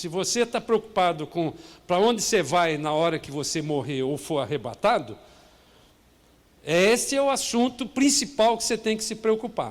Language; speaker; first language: Portuguese; native; Portuguese